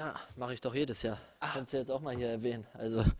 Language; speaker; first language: German; native; German